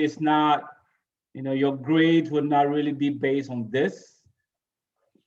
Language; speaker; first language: English; native; English